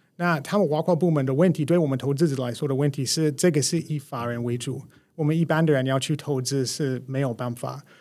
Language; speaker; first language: Chinese; non-native, fluent; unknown